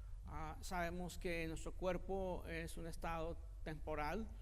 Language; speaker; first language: Spanish; native; Spanish